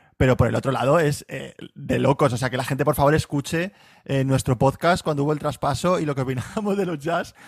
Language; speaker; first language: Spanish; native; Spanish